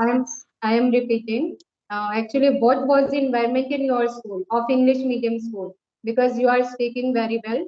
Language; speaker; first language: English; non-native, local second language; Hindi